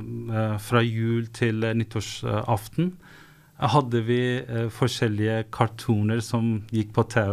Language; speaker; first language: Norwegian; non-native, fluent; Persian